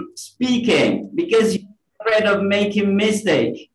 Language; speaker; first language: English; non-native, fluent; Indonesian